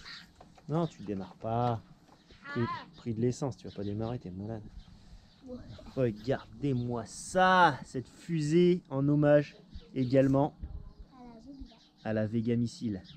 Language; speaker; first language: French; native; French